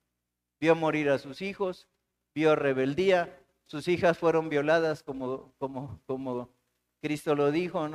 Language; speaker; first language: Spanish; native; Spanish